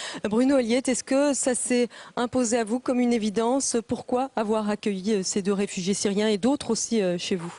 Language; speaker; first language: French; native; French